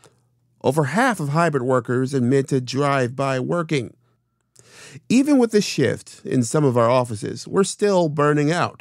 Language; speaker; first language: English; native; English